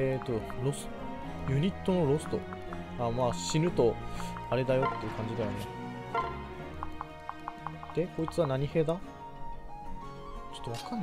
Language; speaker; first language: Japanese; native; Japanese